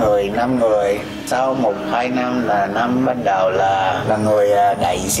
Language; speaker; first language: Vietnamese; non-native, learner; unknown